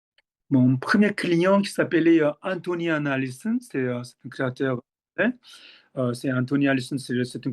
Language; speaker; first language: French; non-native, fluent; Korean